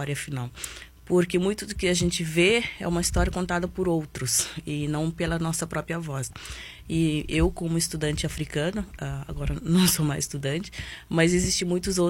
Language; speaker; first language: Portuguese; non-native, local second language; Kabuverdianu